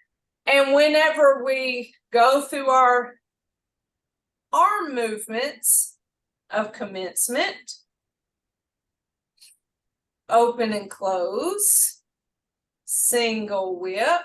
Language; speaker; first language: English; native; English